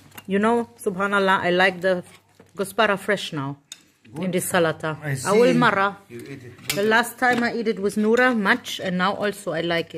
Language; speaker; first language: English; non-native, learner; German